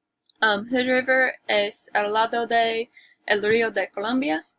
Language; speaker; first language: Spanish; non-native, learner; English